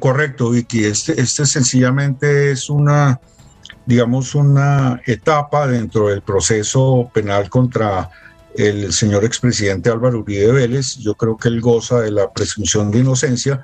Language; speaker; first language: Spanish; native; Spanish